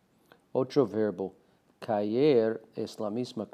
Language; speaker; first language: Spanish; non-native, fluent; English